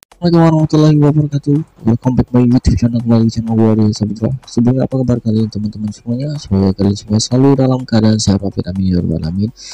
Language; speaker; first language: Indonesian; native; Indonesian